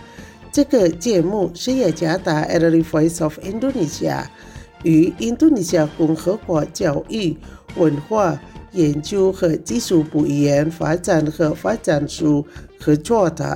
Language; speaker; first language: Chinese; non-native, fluent; Indonesian